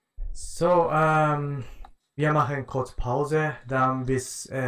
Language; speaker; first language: German; non-native, learner; Japanese